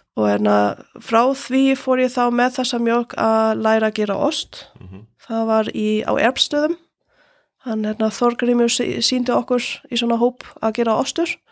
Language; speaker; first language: Icelandic; non-native, fluent; German